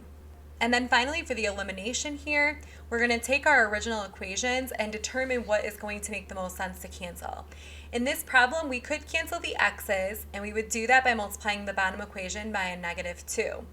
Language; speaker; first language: English; native; English